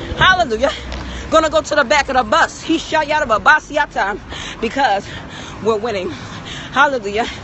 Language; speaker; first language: English; native; English